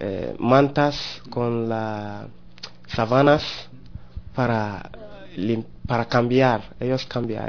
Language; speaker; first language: Spanish; non-native, learner; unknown